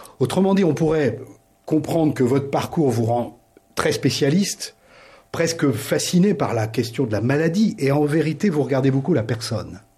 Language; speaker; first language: French; native; French